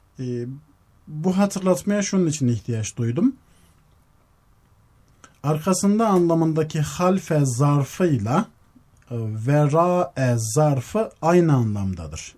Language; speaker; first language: Turkish; native; Turkish